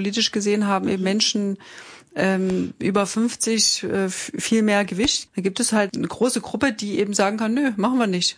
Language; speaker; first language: German; native; German